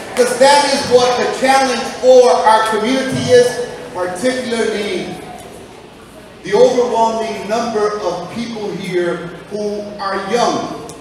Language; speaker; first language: English; early bilingual, other home language; Spanish